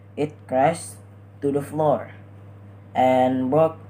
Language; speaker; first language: English; non-native, learner; Indonesian